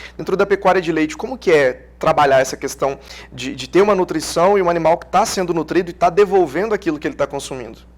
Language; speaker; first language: Portuguese; native; Portuguese